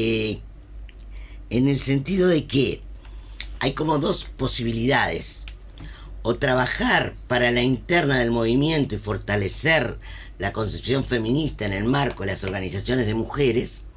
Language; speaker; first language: Spanish; native; Spanish